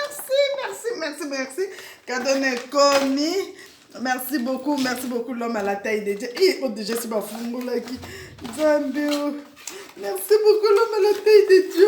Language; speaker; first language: French; non-native, local second language; Lingala